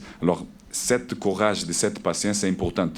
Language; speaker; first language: French; non-native, learner; Portuguese